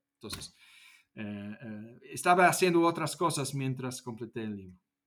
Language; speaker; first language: Spanish; non-native, fluent; English